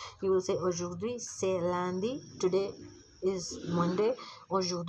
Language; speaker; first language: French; non-native, fluent; Urdu